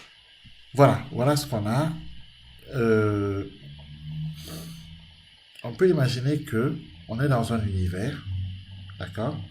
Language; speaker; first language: French; native; French